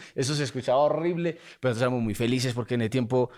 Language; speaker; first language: Spanish; native; Spanish